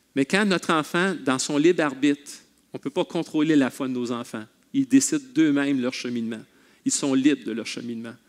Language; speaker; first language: French; native; French